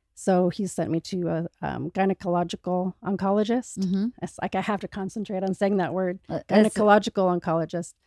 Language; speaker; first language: English; native; English